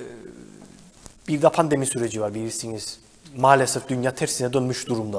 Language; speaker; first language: Turkish; native; Turkish